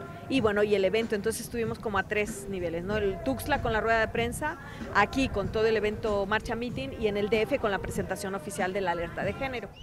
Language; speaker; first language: Spanish; native; Spanish